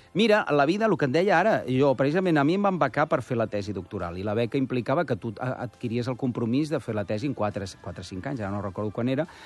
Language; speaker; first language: Catalan; native; Catalan